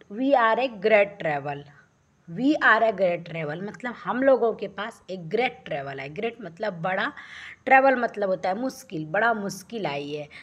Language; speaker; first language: Hindi; native; Hindi